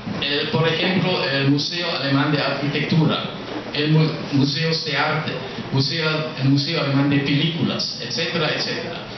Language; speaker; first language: Spanish; non-native, fluent; German